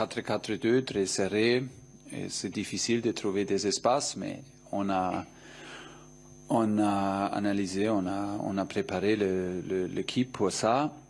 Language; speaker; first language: French; non-native, fluent; German